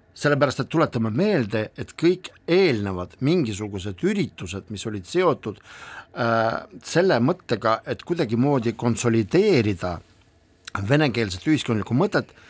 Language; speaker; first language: Estonian; non-native, local second language; Russian